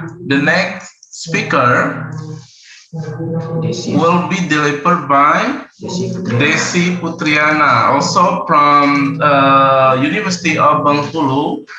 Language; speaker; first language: English; non-native, learner; Indonesian